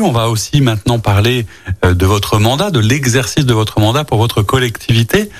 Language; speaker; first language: French; native; French